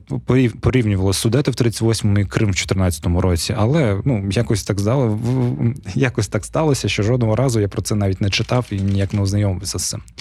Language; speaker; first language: Ukrainian; non-native, local second language; Russian